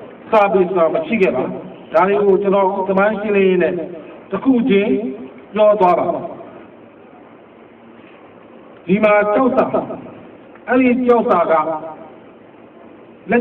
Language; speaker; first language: Burmese; non-native, local second language; Rohingya